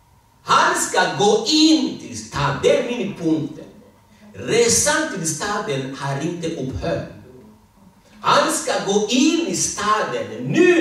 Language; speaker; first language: Swedish; non-native, fluent; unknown